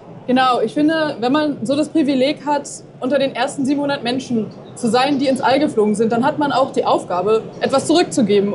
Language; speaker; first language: German; native; German